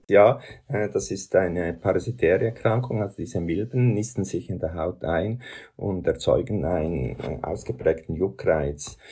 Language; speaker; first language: German; native; German